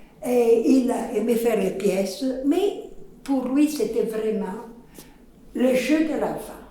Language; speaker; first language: French; non-native, fluent; Italian